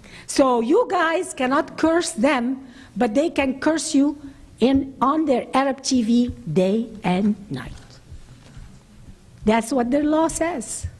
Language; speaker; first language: English; non-native, fluent; Arabic